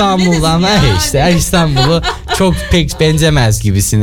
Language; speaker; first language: Turkish; native; Turkish